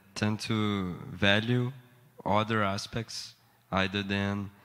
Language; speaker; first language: English; non-native, fluent; Portuguese